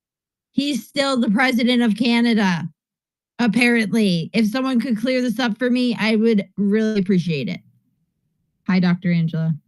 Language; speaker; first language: English; native; English